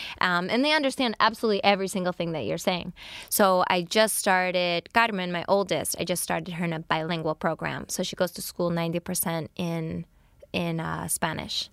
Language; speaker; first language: English; native; English